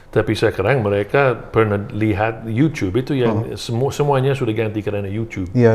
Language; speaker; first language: Indonesian; non-native, fluent; English